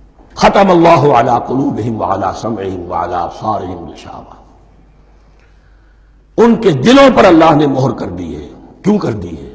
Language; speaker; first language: Urdu; native; Urdu